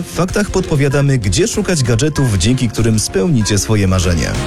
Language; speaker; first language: Polish; native; Polish